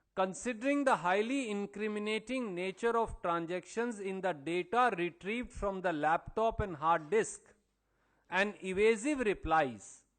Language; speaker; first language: English; non-native, local second language; Hindi